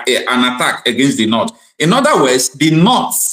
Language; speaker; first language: English; non-native, local second language; Igbo